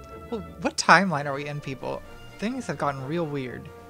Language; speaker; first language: English; native; English